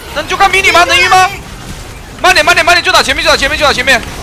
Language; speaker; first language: Chinese; native; Chinese